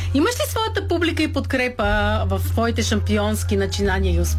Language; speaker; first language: Bulgarian; native; Bulgarian